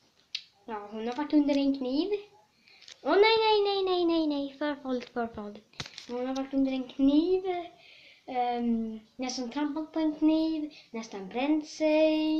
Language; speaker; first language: Swedish; native; Swedish